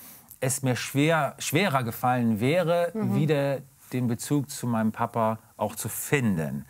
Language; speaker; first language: German; native; German